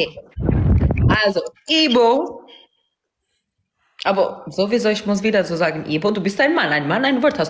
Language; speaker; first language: German; non-native, learner; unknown